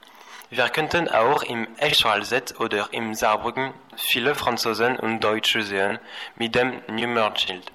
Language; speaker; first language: German; non-native, learner; French